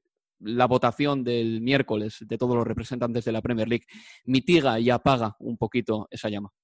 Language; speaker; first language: Spanish; native; Spanish